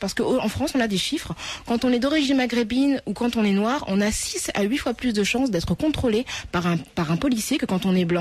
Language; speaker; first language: French; native; French